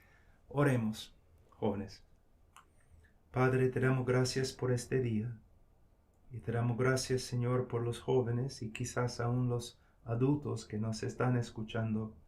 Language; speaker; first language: Spanish; non-native, fluent; English